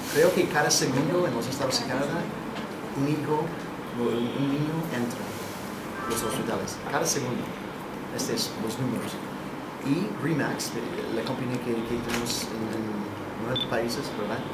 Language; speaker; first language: Spanish; non-native, learner; English